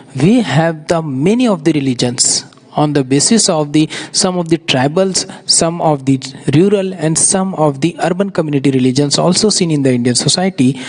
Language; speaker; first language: English; non-native, local second language; Urdu